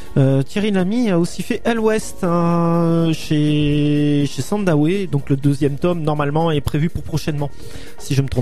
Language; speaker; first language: French; native; French